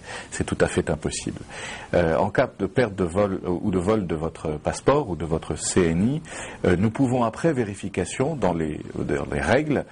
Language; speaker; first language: French; native; French